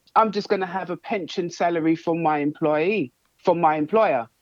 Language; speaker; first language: English; native; English